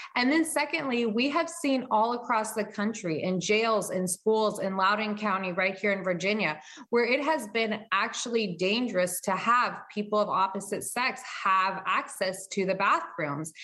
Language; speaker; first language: English; native; English